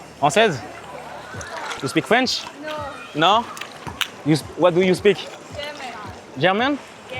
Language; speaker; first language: English; non-native, learner; French